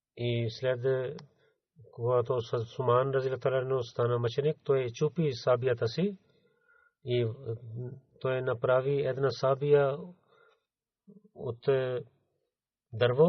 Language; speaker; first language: Bulgarian; non-native, fluent; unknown